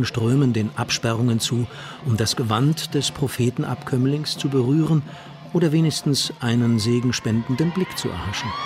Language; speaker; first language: German; native; German